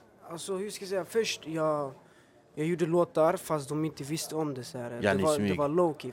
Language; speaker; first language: Swedish; early bilingual, other home language; Albanian